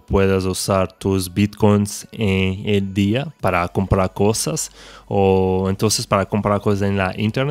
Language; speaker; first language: Spanish; non-native, fluent; Portuguese